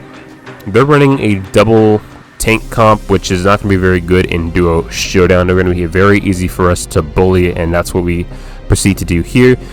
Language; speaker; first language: English; native; English